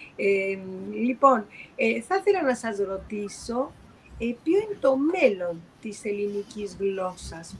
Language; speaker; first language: Greek; early bilingual, heritage; Greek